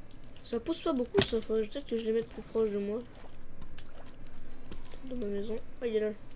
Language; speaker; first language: French; native; French